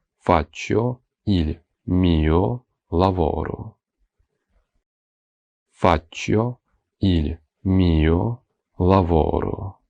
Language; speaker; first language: Italian; non-native, fluent; Ukrainian